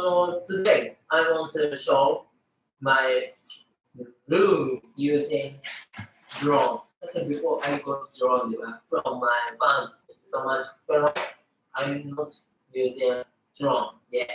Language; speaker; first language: English; non-native, learner; Filipino